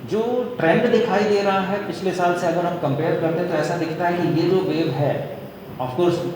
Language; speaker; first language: Hindi; non-native, local second language; Marathi